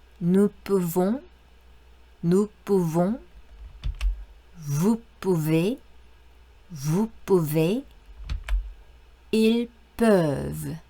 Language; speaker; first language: French; non-native, fluent; Korean